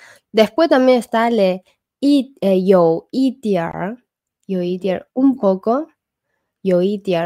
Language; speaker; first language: Spanish; non-native, fluent; Chinese